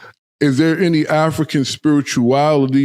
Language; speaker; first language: English; native; English